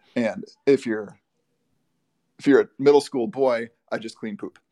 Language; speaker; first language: English; native; English